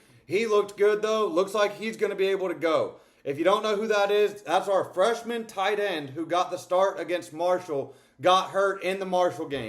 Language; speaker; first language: English; native; English